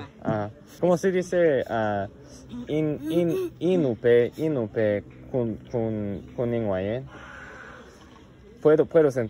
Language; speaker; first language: Spanish; non-native, learner; English